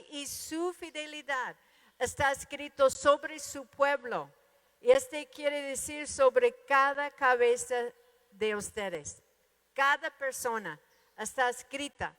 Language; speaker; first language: Spanish; non-native, fluent; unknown